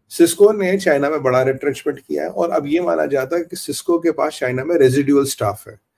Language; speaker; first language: Hindi; native; Hindi